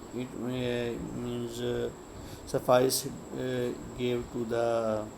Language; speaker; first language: English; non-native, local second language; Urdu